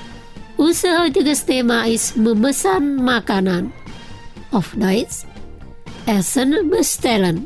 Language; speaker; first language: German; non-native, fluent; Indonesian